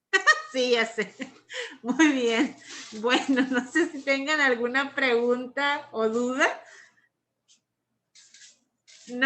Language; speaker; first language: Spanish; native; Spanish